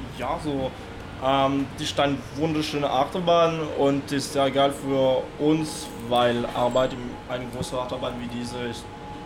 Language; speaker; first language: German; non-native, learner; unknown